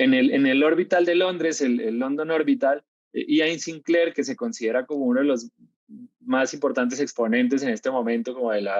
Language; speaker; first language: Spanish; native; Spanish